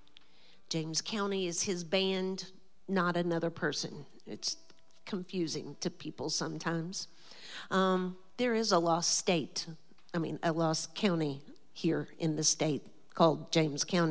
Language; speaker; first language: English; native; English